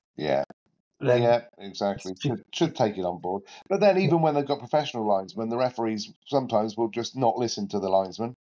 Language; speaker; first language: English; native; English